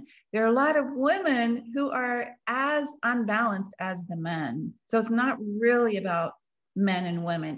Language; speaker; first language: English; native; English